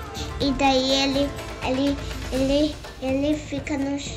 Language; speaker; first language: Portuguese; early bilingual, heritage; Portuguese